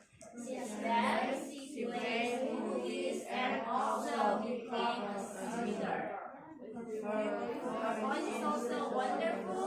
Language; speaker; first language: English; non-native, learner; Indonesian